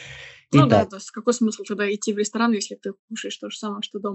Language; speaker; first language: Russian; native; Russian